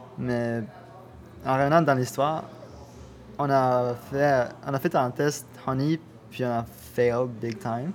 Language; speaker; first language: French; non-native, learner; Spanish